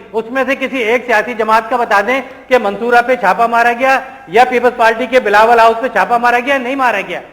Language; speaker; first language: Urdu; native; Urdu